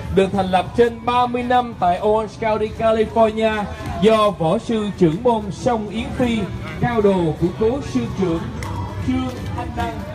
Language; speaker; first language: Vietnamese; native; Vietnamese